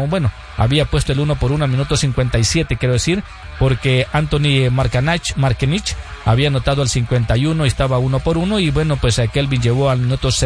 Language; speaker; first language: Spanish; native; Spanish